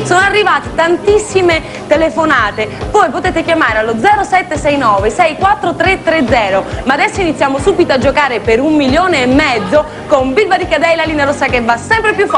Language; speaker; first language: Italian; native; Italian